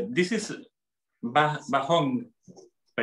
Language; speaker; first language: English; non-native, fluent; Spanish